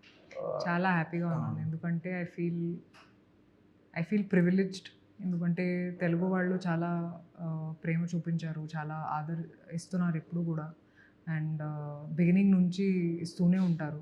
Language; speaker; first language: Telugu; non-native, local second language; Hindi